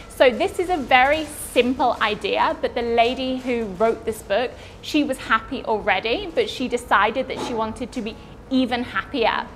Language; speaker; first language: English; native; English